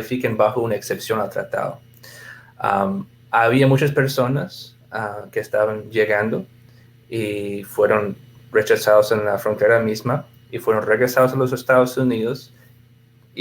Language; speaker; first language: Spanish; non-native, fluent; English